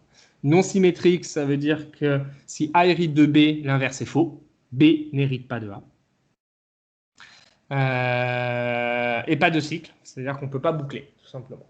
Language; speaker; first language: French; native; French